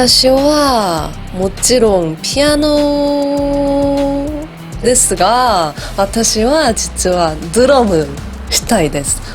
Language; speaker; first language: Japanese; non-native, learner; Korean